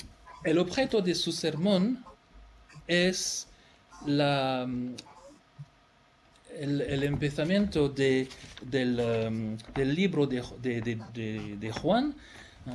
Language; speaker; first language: Spanish; non-native, fluent; French